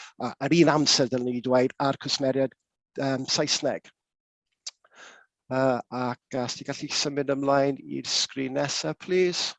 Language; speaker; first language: Welsh; non-native, local second language; English